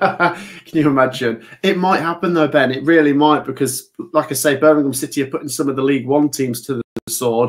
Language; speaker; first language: English; native; English